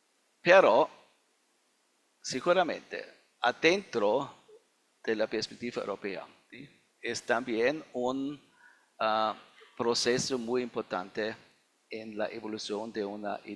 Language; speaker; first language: Spanish; non-native, fluent; German